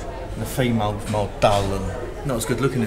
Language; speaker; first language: English; native; English